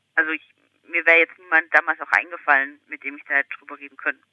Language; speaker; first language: German; native; German